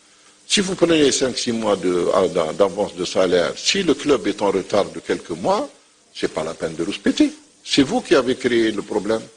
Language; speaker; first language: French; non-native, local second language; Arabic